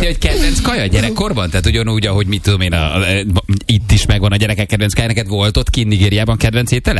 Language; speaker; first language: Hungarian; native; Hungarian